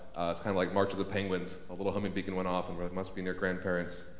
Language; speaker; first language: English; native; English